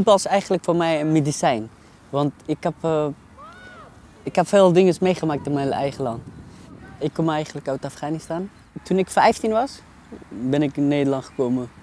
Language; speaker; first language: Dutch; non-native, learner; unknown